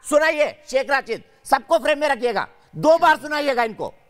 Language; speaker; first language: Hindi; native; Hindi